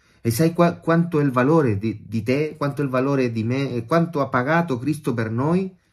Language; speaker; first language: Italian; non-native, fluent; Spanish